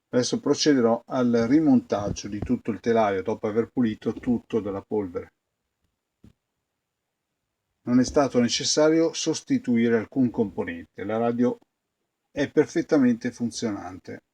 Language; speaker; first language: Italian; native; Italian